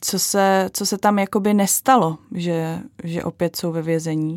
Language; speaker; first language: Czech; native; Czech